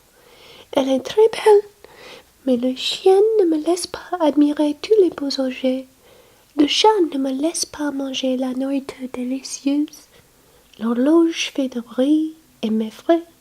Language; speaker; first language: French; non-native, learner; English